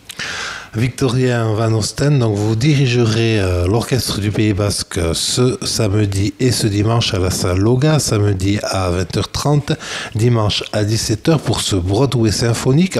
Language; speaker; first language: French; native; French